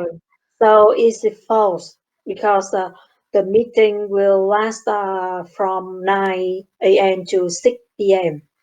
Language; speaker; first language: English; non-native, learner; Vietnamese